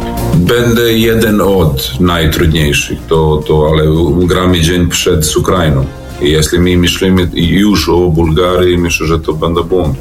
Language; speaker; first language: Polish; non-native, learner; Serbian